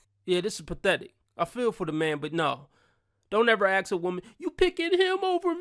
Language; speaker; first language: English; native; English